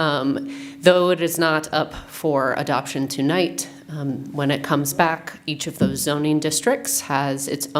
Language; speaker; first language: English; native; English